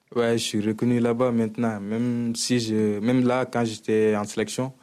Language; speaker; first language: French; non-native, local second language; Wolof